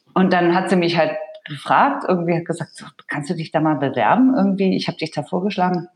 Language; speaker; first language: German; native; German